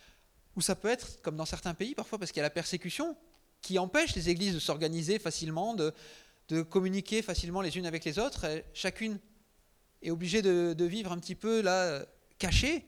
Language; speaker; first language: French; native; French